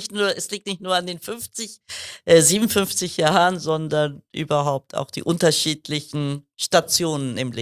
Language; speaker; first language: German; early bilingual, other home language; Kurdish